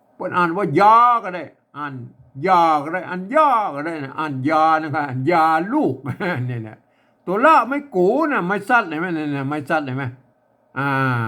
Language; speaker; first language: Thai; native; Thai